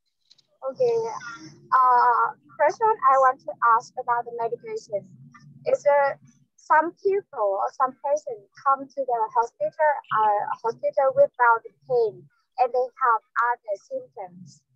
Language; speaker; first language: English; non-native, learner; Vietnamese